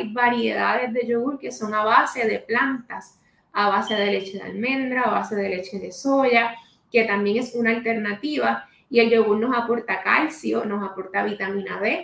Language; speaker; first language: Spanish; native; Spanish